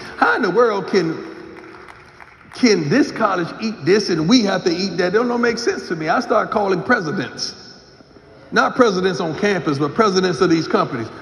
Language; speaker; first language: English; native; English